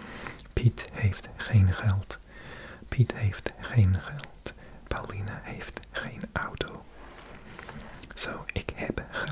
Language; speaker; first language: Dutch; non-native, learner; English